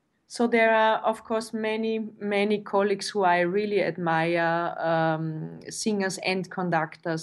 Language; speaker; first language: English; non-native, fluent; German